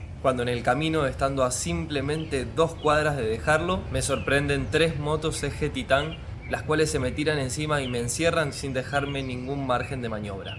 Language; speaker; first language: Spanish; native; Spanish